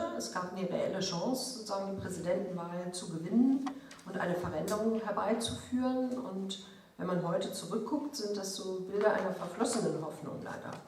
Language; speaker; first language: German; native; German